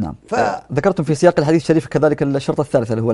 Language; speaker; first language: Arabic; native; Arabic